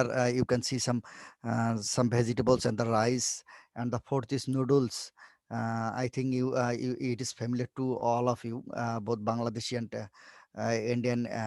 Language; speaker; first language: English; non-native, local second language; Bangla